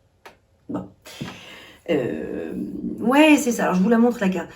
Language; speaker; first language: French; native; French